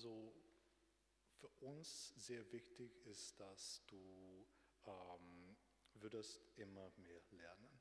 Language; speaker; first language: German; non-native, fluent; Romanian